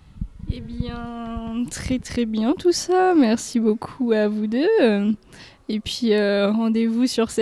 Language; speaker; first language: French; native; French